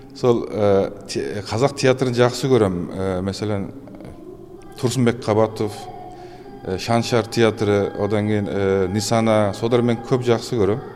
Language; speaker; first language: Kazakh; early bilingual, heritage; Kazakh